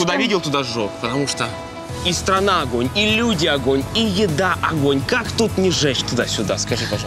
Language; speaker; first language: Russian; native; Russian